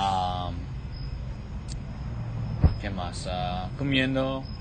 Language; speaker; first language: Spanish; non-native, fluent; English